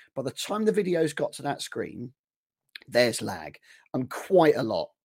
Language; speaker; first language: English; native; English